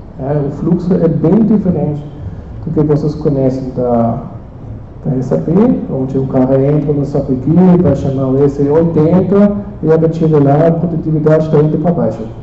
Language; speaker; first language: Portuguese; non-native, fluent; German